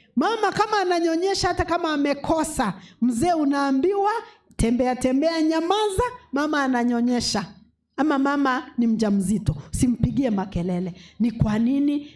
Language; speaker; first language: Swahili; non-native, local second language; Gusii